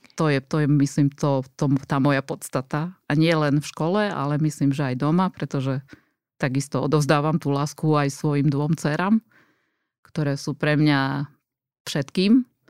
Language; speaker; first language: Slovak; native; Slovak